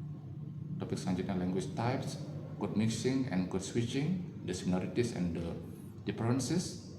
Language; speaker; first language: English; non-native, fluent; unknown